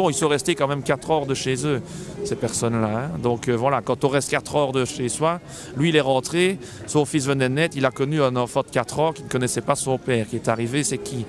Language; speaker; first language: French; native; French